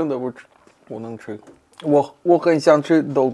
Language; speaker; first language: Chinese; non-native, learner; Russian